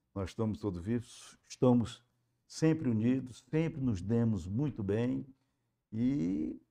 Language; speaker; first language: Portuguese; native; Portuguese